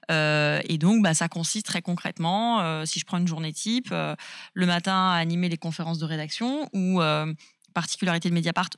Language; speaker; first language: French; native; French